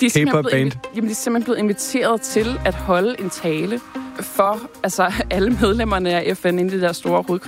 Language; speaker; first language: Danish; native; Danish